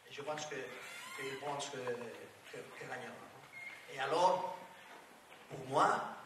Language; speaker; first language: French; non-native, learner; Spanish